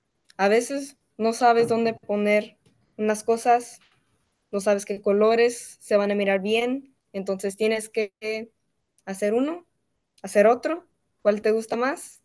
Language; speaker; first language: Spanish; early bilingual, heritage; Spanish